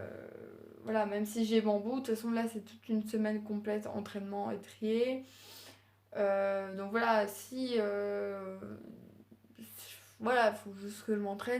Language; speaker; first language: French; native; French